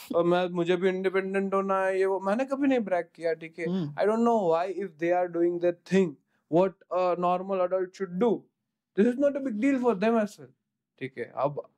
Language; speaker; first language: Hindi; non-native, local second language; Gujarati